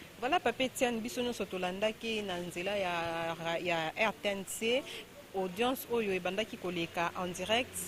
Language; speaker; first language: Lingala; native; Lingala